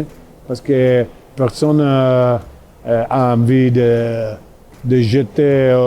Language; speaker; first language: French; non-native, fluent; Italian